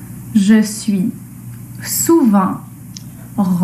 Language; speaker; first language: French; native; French